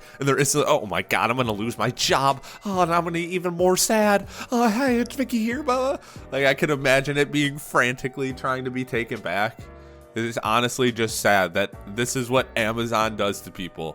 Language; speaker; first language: English; native; English